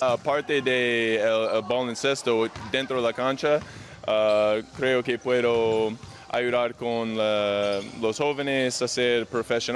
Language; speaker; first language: Spanish; non-native, fluent; English